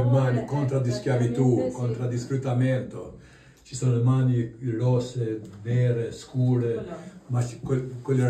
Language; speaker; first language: Italian; non-native, learner; Albanian